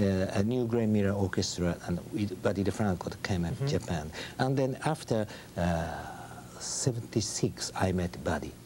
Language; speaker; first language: English; non-native, learner; Japanese